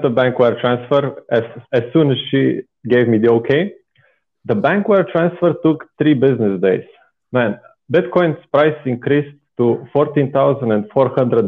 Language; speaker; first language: English; non-native, fluent; Bulgarian